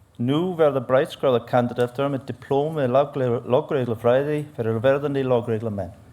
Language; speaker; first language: Icelandic; non-native, fluent; English